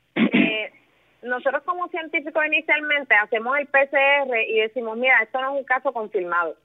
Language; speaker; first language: Spanish; native; Spanish